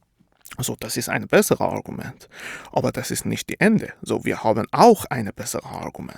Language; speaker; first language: German; non-native, fluent; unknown